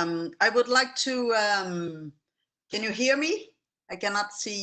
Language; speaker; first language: English; non-native, fluent; Portuguese